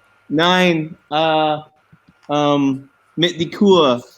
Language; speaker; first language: German; non-native, learner; English